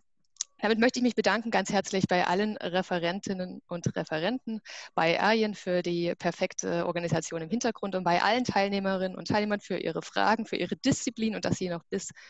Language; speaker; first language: German; native; German